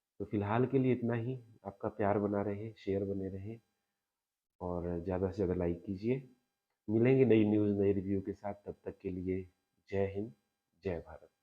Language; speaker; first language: Hindi; native; Hindi